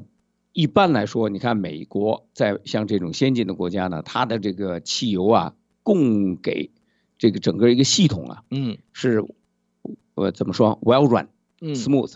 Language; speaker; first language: Chinese; native; Chinese